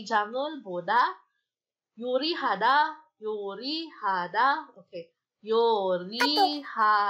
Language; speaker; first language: Korean; non-native, fluent; Filipino